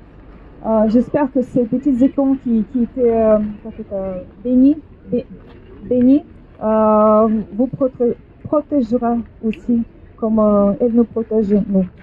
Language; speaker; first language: French; non-native, fluent; Russian